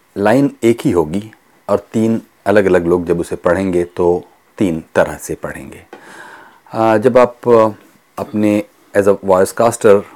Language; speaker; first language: Hindi; native; Hindi